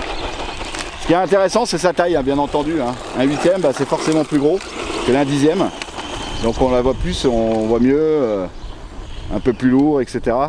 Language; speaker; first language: French; native; French